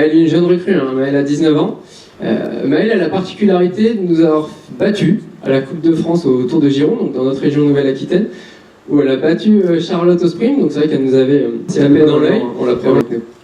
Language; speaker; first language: French; native; French